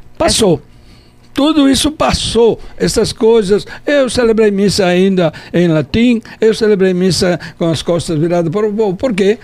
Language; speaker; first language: Portuguese; non-native, fluent; Italian